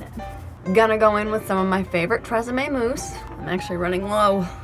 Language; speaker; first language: English; native; English